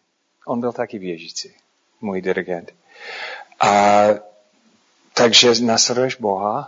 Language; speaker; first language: Czech; non-native, fluent; English